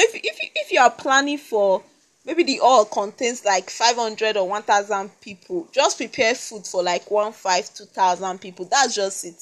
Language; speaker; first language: English; non-native, local second language; Esan